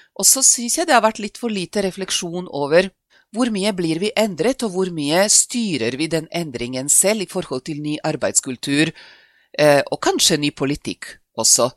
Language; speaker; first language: Norwegian; non-native, fluent; Serbian